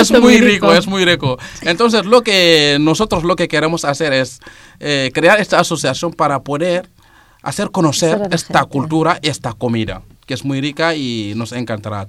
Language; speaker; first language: Spanish; non-native, fluent; Serer